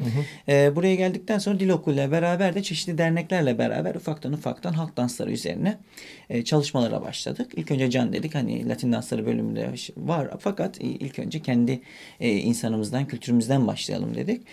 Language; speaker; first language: Turkish; native; Turkish